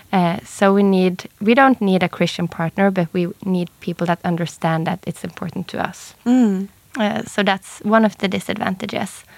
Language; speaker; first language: English; non-native, fluent; Norwegian